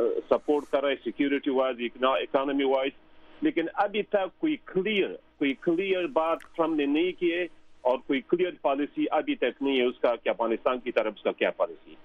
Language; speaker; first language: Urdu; non-native, fluent; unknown